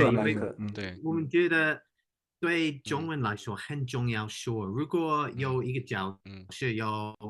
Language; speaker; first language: Chinese; non-native, fluent; English